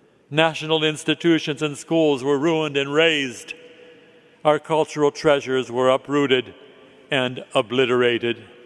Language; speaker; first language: English; native; English